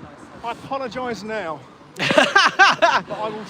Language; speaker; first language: English; native; English